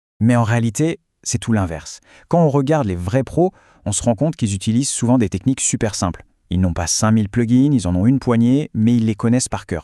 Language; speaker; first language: French; native; French